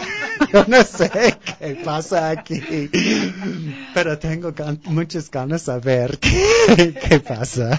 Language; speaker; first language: Spanish; non-native, fluent; English